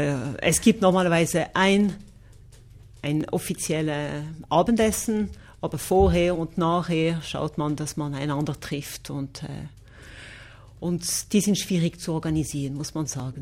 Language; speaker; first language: German; non-native, local second language; French